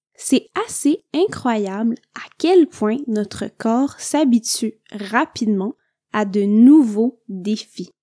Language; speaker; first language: French; native; French